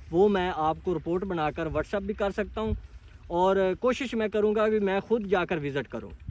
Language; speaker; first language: Urdu; non-native, local second language; Punjabi